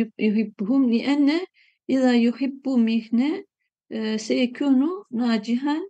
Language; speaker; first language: Arabic; non-native, learner; Turkish